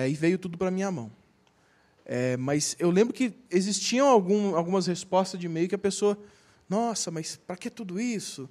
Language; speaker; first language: Portuguese; native; Portuguese